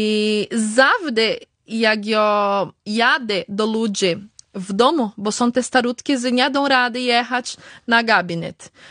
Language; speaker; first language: Polish; early bilingual, heritage; Portuguese